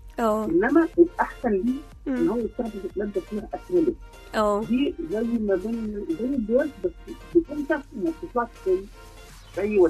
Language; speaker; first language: Arabic; native; Arabic